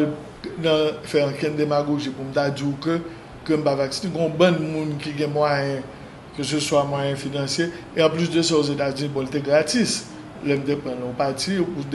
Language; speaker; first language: French; non-native, local second language; Haitian Creole